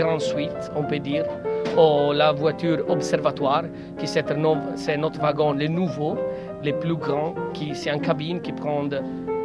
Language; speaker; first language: French; non-native, learner; Italian